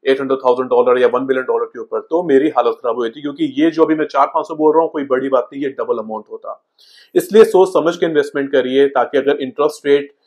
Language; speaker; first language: Hindi; native; Hindi